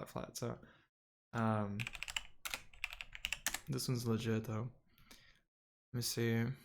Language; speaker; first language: English; native; English